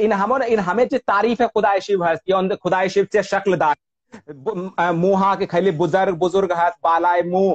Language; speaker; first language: Persian; non-native, fluent; Hindi